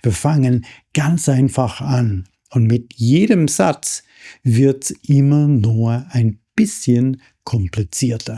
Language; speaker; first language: German; non-native, fluent; English